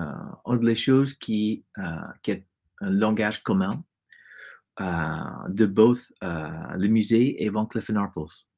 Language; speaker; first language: French; non-native, fluent; English